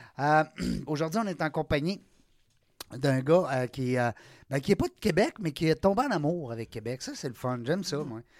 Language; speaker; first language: French; native; French